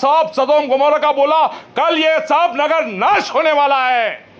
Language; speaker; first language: Hindi; non-native, local second language; Marathi